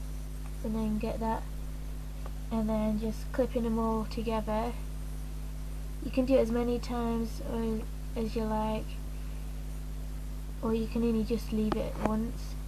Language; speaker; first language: English; native; English